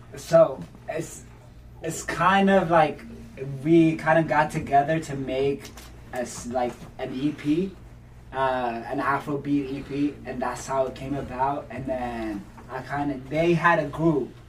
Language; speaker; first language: English; early bilingual, other home language; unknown